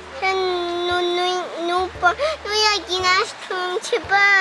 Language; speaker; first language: Thai; early bilingual, heritage; Thai